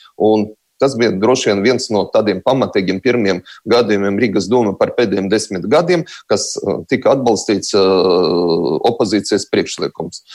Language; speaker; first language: Latvian; non-native, local second language; Russian